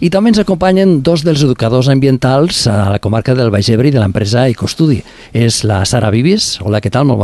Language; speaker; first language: Catalan; native; Catalan